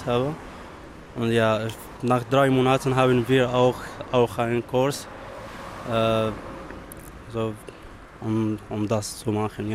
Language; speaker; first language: German; non-native, learner; Arabic